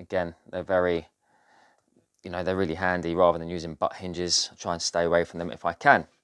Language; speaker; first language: English; native; English